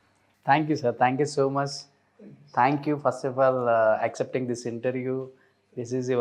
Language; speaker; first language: Telugu; native; Telugu